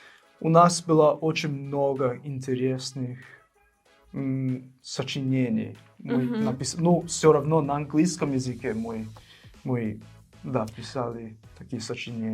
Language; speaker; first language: Russian; non-native, fluent; English